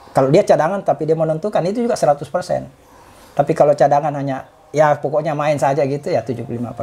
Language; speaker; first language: Indonesian; native; Indonesian